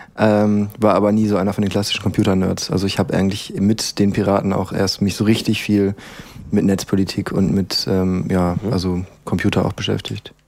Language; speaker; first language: German; native; German